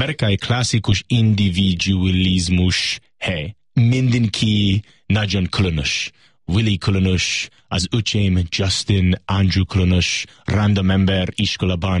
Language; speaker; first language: Hungarian; non-native, learner; English